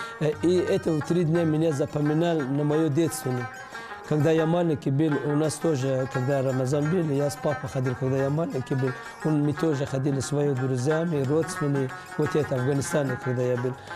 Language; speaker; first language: Russian; non-native, learner; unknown